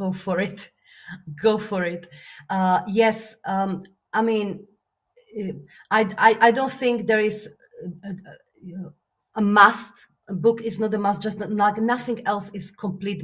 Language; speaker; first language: English; non-native, fluent; Slovak